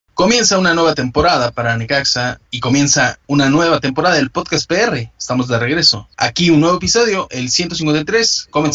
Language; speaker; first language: Spanish; native; Spanish